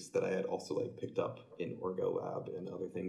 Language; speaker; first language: English; native; English